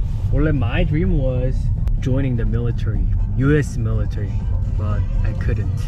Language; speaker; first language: English; non-native, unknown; Korean